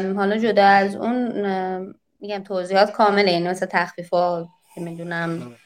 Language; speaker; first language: Persian; native; Persian